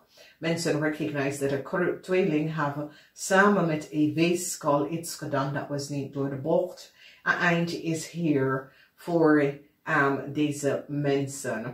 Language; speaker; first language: Dutch; non-native, fluent; English